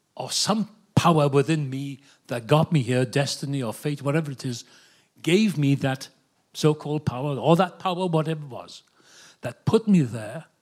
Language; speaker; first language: English; native; English